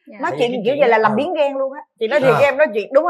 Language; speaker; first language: Vietnamese; native; Vietnamese